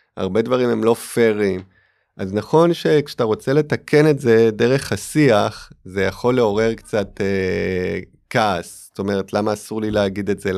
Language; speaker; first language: Hebrew; native; Hebrew